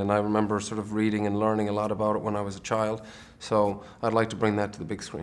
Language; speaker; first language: English; native; English